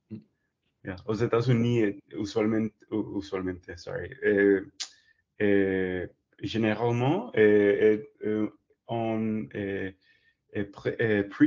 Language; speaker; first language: French; non-native, learner; English